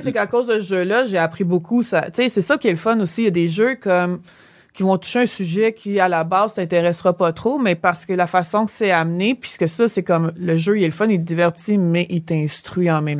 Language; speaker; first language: French; native; French